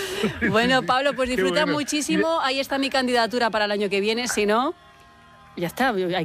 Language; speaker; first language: Spanish; native; Spanish